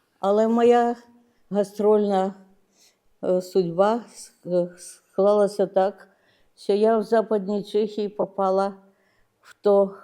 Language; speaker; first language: Ukrainian; non-native, local second language; Russian